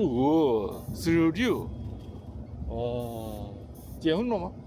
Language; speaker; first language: Chinese; non-native, learner; Korean